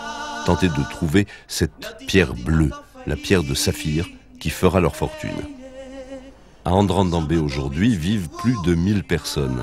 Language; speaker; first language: French; native; French